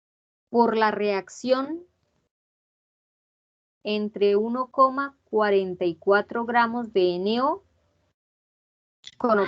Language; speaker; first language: Spanish; native; Spanish